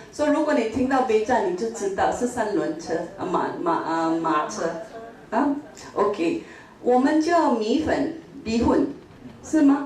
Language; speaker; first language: Chinese; non-native, local second language; Min Nan Chinese